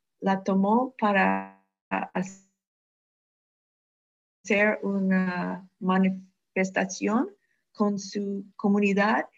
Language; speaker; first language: Spanish; non-native, fluent; English